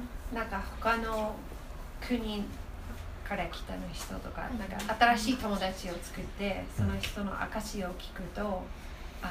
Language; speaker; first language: Japanese; non-native, fluent; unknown